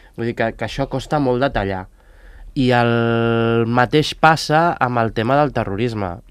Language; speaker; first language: Catalan; native; Catalan